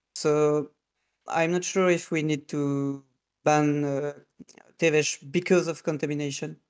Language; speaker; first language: English; non-native, fluent; French